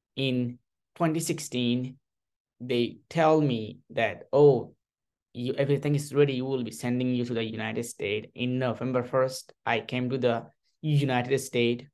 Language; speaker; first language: English; non-native, fluent; Burmese